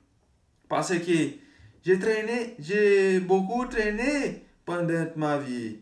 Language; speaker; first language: French; non-native, learner; Portuguese